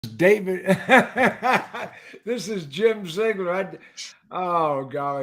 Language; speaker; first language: English; native; English